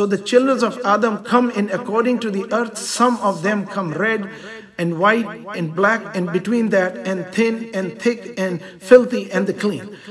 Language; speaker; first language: English; non-native, local second language; Urdu